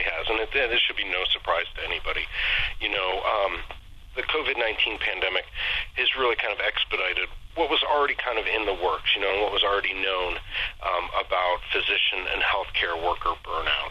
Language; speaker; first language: English; native; English